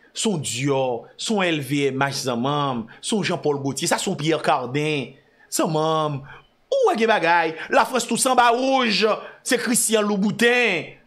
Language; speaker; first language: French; non-native, local second language; Haitian Creole